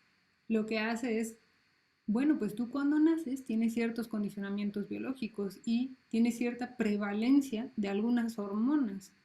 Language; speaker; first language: Spanish; native; Spanish